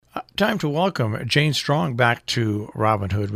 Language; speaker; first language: English; native; English